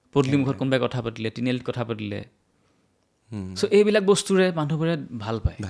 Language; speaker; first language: Assamese; native; Assamese